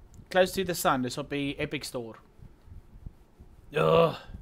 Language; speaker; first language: English; non-native, local second language; Afrikaans